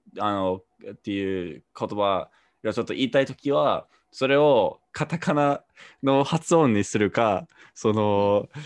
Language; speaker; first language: Japanese; non-native, fluent; English